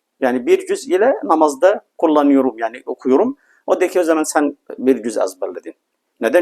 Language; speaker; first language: Turkish; non-native, fluent; Arabic